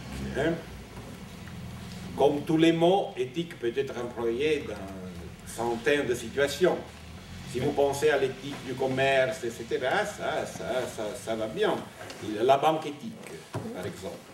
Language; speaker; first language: French; non-native, fluent; Italian